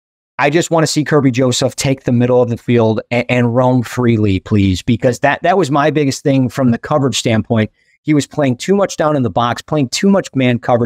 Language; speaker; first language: English; native; English